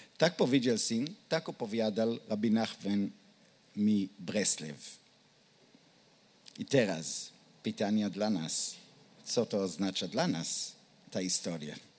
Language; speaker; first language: Polish; non-native, learner; Hebrew